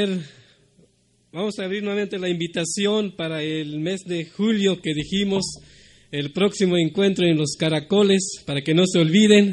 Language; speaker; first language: Spanish; non-native, local second language; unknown